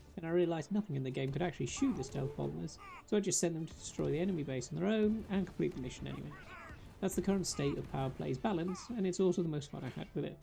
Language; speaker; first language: English; native; English